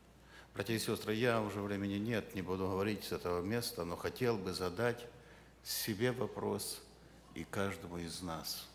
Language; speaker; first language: Russian; non-native, local second language; Ukrainian